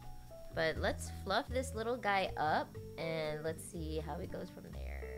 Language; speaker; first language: English; native; English